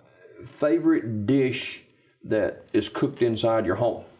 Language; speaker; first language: English; native; English